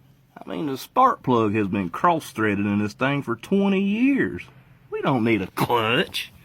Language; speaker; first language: English; native; English